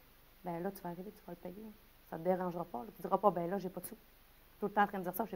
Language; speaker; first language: French; native; French